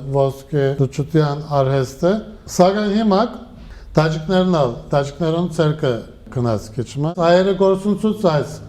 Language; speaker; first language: Armenian; native; Armenian